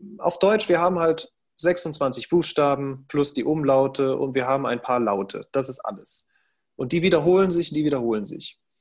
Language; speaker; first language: German; native; German